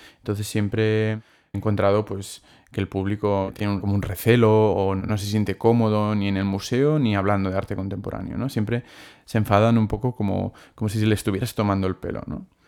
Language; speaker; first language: Spanish; non-native, local second language; Catalan